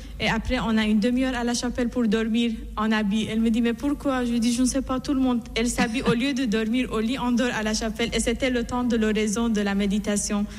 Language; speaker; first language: French; non-native, fluent; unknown